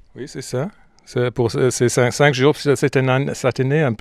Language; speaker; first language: French; non-native, fluent; English